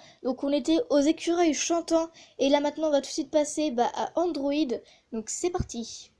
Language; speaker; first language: French; native; French